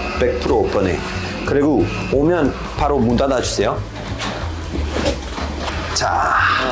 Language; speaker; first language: Korean; non-native, learner; French